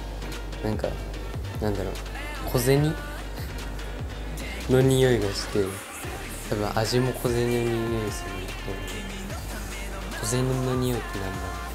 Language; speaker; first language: Japanese; non-native, fluent; Korean